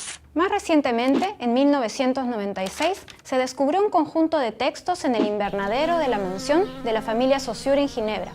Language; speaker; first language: Spanish; native; Spanish